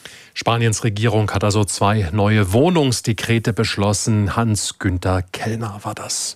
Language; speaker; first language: German; native; German